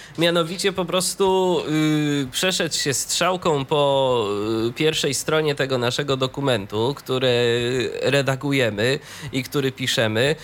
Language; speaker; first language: Polish; native; Polish